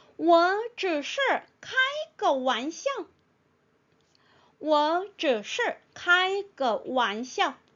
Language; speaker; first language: Chinese; non-native, fluent; Korean